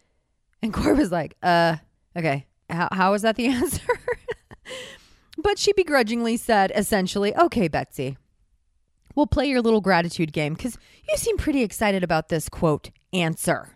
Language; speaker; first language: English; native; English